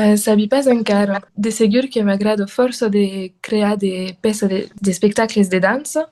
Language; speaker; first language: Occitan; non-native, local second language; French